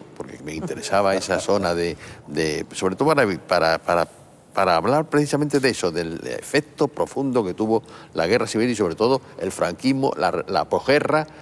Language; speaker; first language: Spanish; native; Spanish